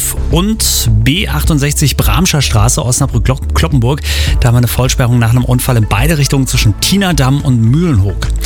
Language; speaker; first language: German; native; German